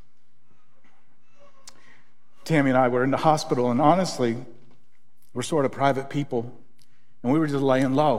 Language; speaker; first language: English; native; English